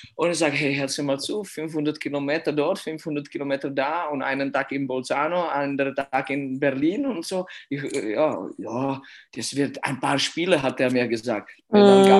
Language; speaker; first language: German; non-native, fluent; Czech